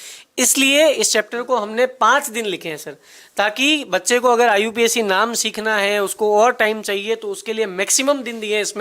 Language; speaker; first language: Hindi; native; Hindi